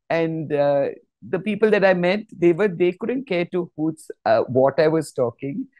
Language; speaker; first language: English; non-native, local second language; Malayalam